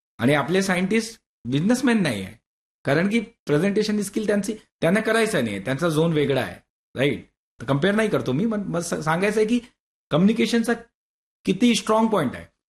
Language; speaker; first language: Marathi; non-native, local second language; Hindi